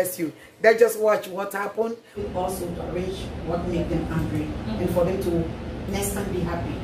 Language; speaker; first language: English; non-native, learner; French